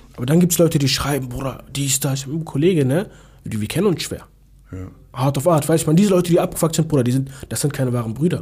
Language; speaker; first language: German; early bilingual, other home language; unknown